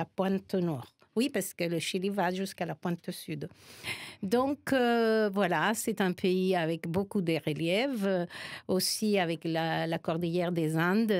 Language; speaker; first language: French; non-native, fluent; Spanish